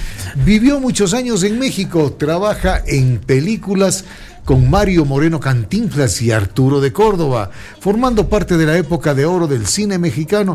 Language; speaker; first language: Spanish; native; Spanish